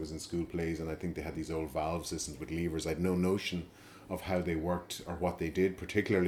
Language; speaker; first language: English; native; English